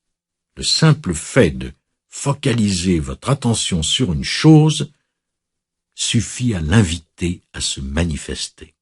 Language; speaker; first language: French; native; French